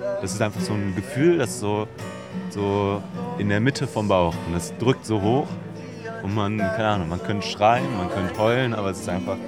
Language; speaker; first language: German; native; German